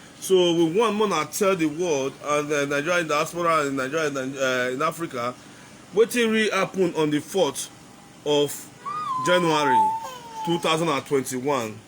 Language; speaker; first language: Nigerian Pidgin; non-native, local second language; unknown